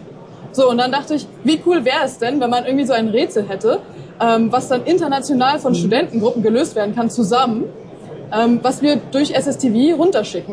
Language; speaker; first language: German; native; German